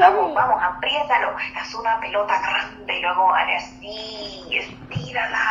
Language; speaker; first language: Spanish; native; Spanish